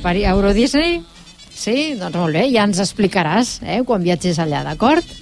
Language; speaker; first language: Catalan; native; Catalan